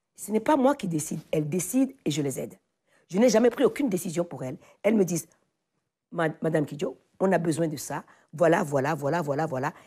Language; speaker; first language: French; non-native, local second language; Fon